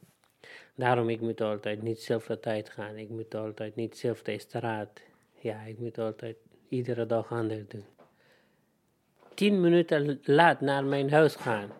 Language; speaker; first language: Dutch; non-native, learner; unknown